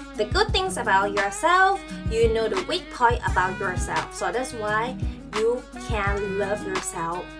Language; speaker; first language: English; non-native, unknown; Thai